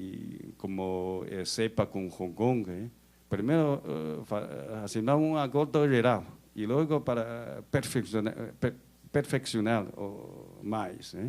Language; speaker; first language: Portuguese; non-native, learner; Chinese